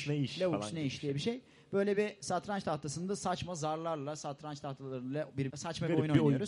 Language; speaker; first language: Turkish; native; Turkish